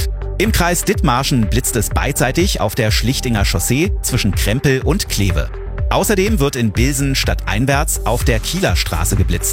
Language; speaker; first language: German; native; German